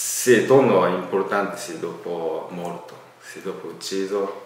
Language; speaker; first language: Italian; non-native, learner; Japanese